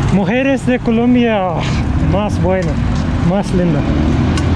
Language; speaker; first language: Spanish; non-native, learner; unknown